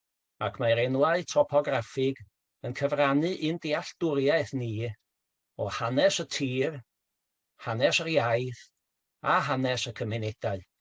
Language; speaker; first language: Welsh; native; Welsh